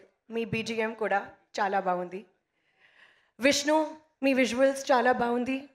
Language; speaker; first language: Telugu; non-native, learner; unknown